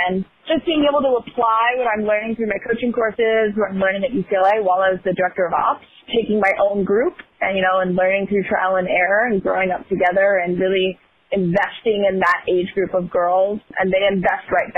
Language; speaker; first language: English; native; English